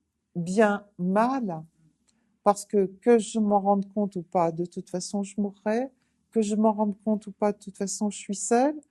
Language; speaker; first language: French; native; French